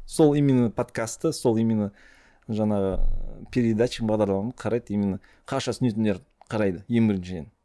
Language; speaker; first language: Kazakh; non-native, local second language; Russian